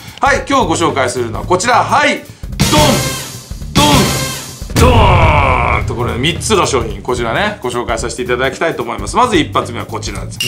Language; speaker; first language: Japanese; native; Japanese